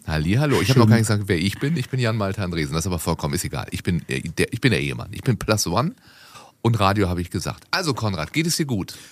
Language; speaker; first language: German; native; German